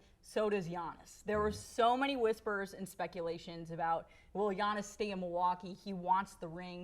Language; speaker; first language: English; native; English